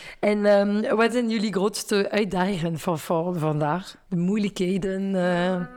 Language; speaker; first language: Dutch; non-native, fluent; French